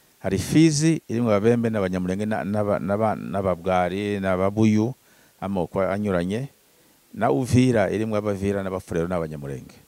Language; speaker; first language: Kinyarwanda; native; Kinyarwanda